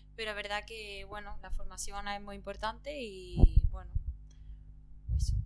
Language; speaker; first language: Spanish; native; Spanish